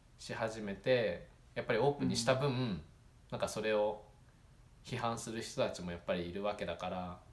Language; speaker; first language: Japanese; native; Japanese